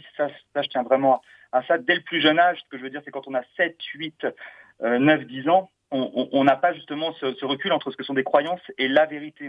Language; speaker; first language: French; native; French